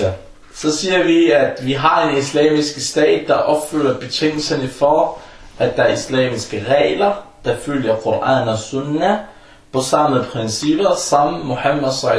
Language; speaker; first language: Danish; early bilingual, other home language; Arabic